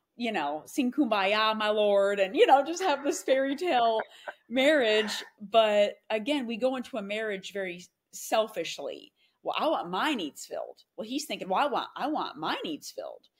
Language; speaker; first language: English; native; English